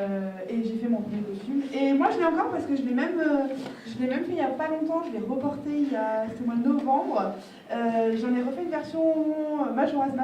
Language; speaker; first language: French; native; French